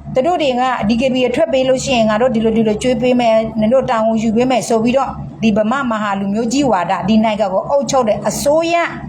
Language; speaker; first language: Burmese; non-native, local second language; S'gaw Karen